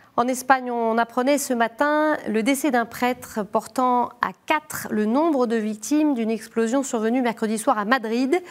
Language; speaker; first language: French; native; French